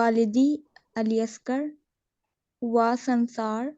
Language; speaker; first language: Arabic; non-native, learner; Urdu